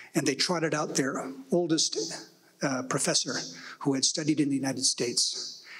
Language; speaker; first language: English; native; English